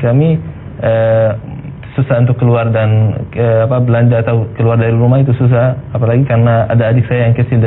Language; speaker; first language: Indonesian; non-native, fluent; Arabic